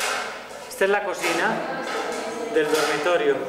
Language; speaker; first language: Spanish; native; Spanish